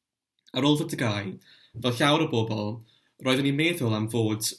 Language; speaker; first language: Welsh; non-native, local second language; English